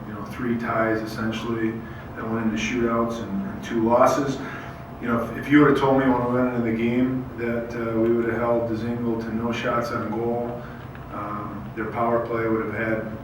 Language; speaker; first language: English; native; English